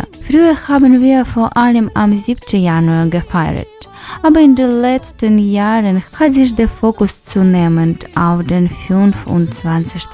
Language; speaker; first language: German; non-native, fluent; Ukrainian